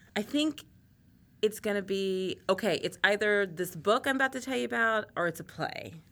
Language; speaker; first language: English; native; English